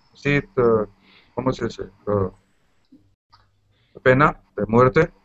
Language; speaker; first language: Spanish; non-native, learner; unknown